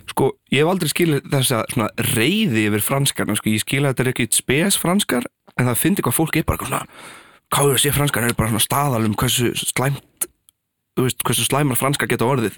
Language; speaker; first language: Icelandic; early bilingual, other home language; Portuguese